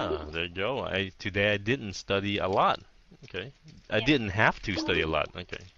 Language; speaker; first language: English; early bilingual, heritage; Vietnamese